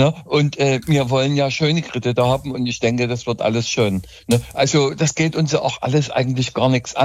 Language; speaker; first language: German; native; German